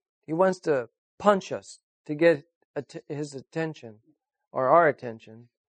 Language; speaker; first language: English; native; English